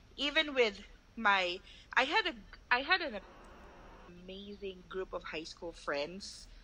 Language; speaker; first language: English; non-native, local second language; Cebuano